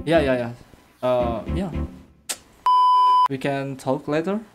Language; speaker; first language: English; non-native, learner; Indonesian